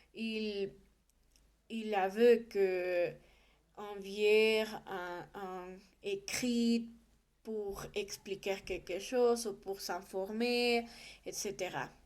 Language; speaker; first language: French; non-native, learner; Spanish